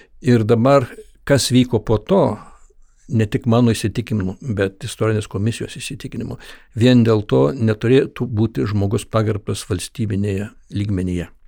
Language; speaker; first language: Lithuanian; early bilingual, heritage; Lithuanian